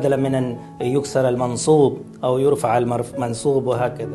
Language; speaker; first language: Arabic; non-native, fluent; Hindi